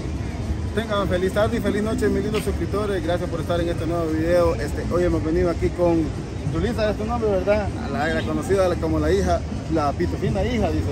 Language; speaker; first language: Spanish; native; Spanish